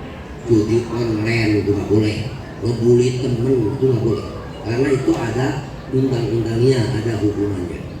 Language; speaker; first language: Indonesian; native; Indonesian